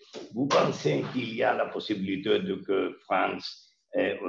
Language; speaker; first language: French; non-native, learner; Spanish